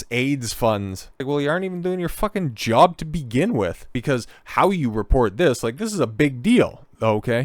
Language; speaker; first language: English; native; English